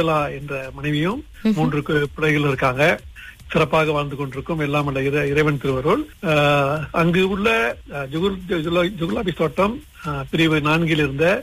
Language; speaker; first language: Tamil; early bilingual, heritage; Tamil